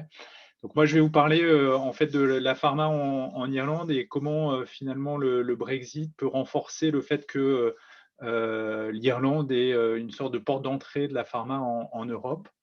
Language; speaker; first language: French; native; French